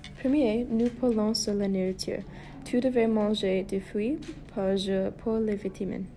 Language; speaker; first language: French; non-native, learner; English